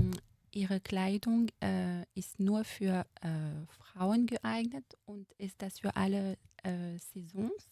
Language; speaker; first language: German; non-native, fluent; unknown